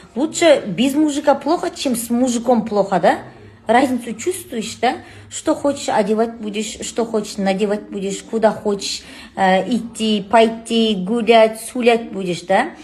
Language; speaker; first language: Russian; non-native, local second language; Kazakh